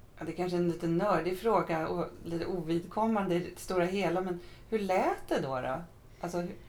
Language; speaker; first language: Swedish; native; Swedish